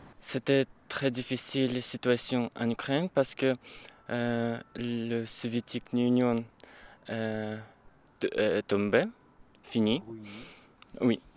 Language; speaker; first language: French; non-native, learner; Ukrainian